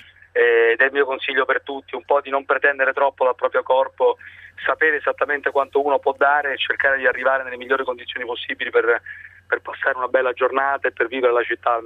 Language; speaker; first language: Italian; native; Italian